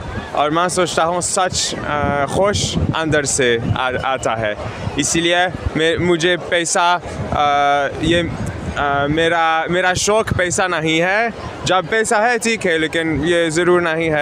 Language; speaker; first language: Hindi; non-native, learner; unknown